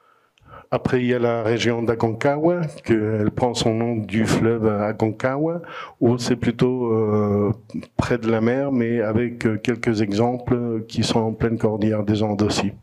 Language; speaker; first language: French; non-native, fluent; Spanish